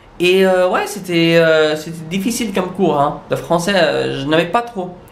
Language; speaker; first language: French; non-native, local second language; English